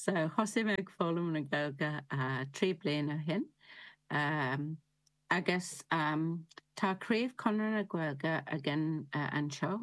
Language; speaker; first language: Irish; non-native, learner; English